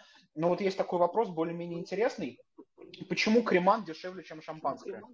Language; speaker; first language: Russian; native; Russian